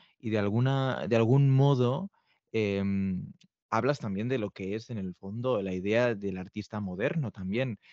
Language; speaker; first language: Spanish; non-native, local second language; Catalan